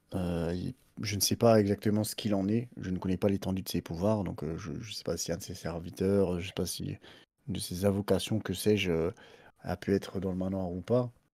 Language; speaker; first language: French; native; French